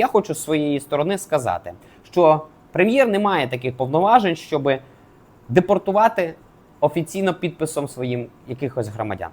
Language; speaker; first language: Ukrainian; native; Ukrainian